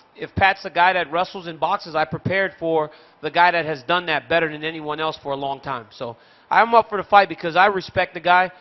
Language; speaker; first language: English; native; English